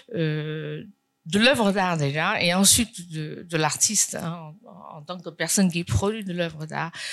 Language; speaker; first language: French; non-native, fluent; Chinese